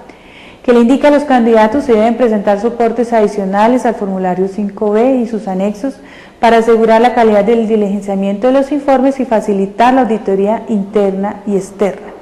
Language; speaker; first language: Spanish; native; Spanish